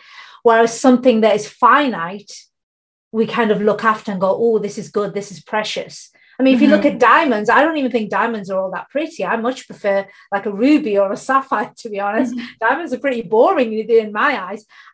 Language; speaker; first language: English; native; English